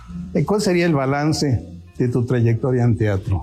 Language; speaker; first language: Spanish; native; Spanish